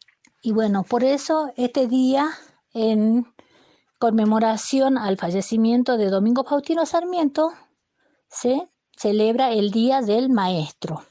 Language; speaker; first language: Spanish; native; Spanish